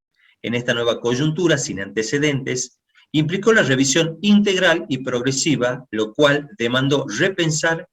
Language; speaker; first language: Spanish; native; Spanish